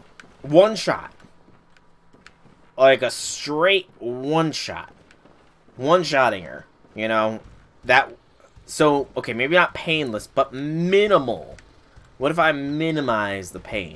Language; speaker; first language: English; native; English